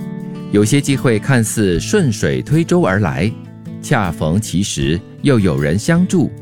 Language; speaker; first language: Chinese; native; Chinese